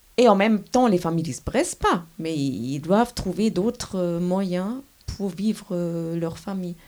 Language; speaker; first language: French; non-native, fluent; German